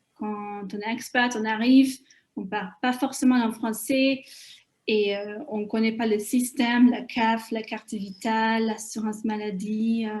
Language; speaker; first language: French; non-native, fluent; Hungarian